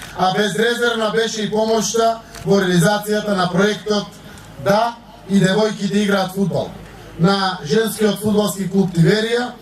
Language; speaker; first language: Macedonian; native; Macedonian